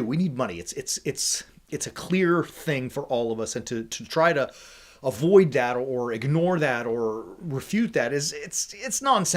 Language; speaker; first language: English; native; English